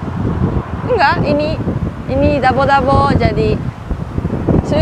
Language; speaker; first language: Indonesian; non-native, learner; Japanese